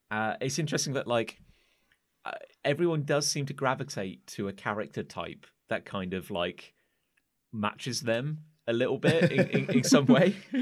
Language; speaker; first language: English; native; English